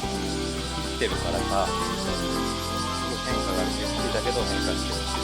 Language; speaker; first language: Japanese; native; Japanese